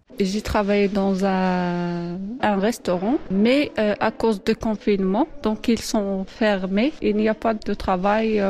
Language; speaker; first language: French; non-native, local second language; Arabic